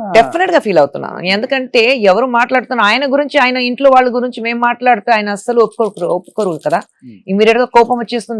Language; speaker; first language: Telugu; non-native, fluent; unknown